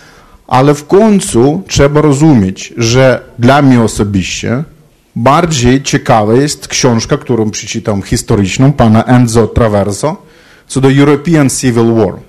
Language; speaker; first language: Polish; non-native, fluent; Ukrainian